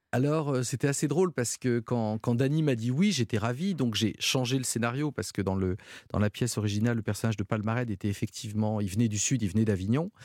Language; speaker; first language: French; native; French